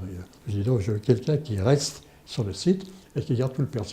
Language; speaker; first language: French; native; French